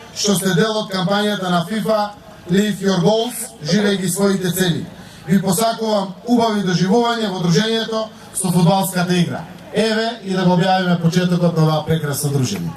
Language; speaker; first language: Macedonian; native; Macedonian